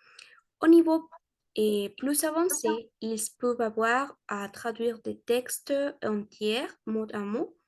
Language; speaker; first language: French; non-native, learner; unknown